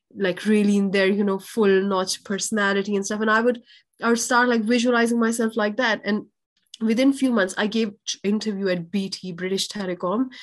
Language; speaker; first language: English; non-native, local second language; Urdu